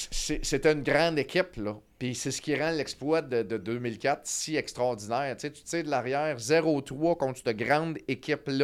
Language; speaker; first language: French; native; French